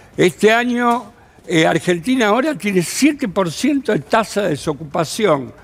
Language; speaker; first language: Spanish; native; Spanish